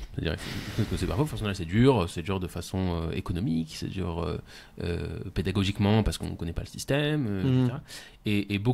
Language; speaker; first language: French; native; French